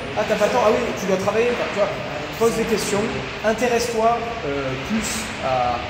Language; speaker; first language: French; native; French